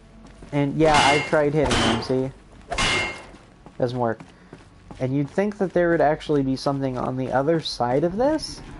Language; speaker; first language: English; native; English